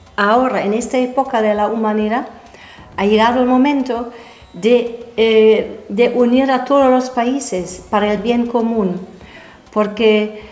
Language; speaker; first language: Spanish; non-native, fluent; German